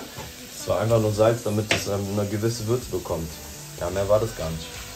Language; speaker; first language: German; native; German